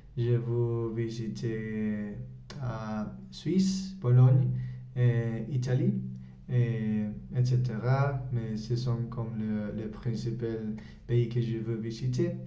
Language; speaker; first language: French; non-native, learner; Spanish